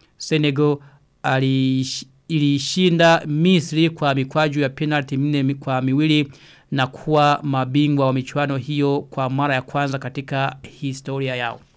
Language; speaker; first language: Swahili; non-native, local second language; Rundi